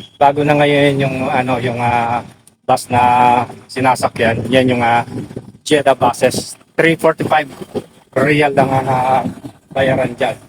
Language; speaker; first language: Filipino; non-native, local second language; Pampanga